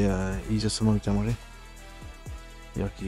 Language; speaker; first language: French; native; French